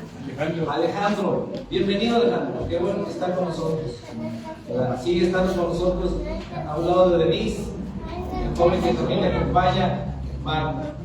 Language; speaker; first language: Spanish; native; Spanish